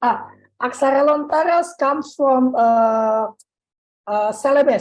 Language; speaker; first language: English; non-native, learner; Indonesian